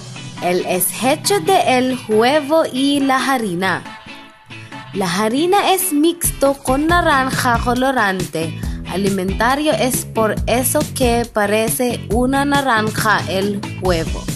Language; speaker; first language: Spanish; non-native, learner; Filipino